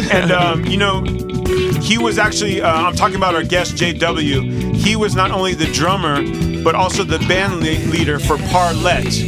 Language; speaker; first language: English; native; English